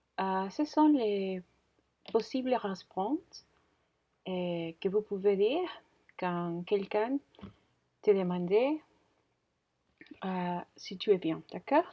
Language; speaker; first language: French; non-native, learner; Spanish